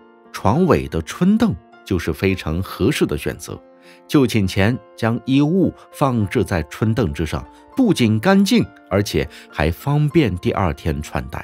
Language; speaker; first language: Chinese; native; Chinese